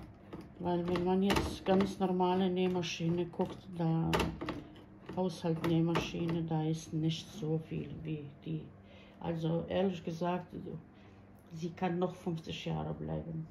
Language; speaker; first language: German; non-native, learner; Bosnian